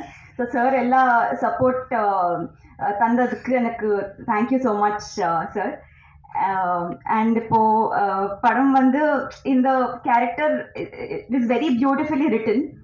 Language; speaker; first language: Tamil; non-native, learner; Telugu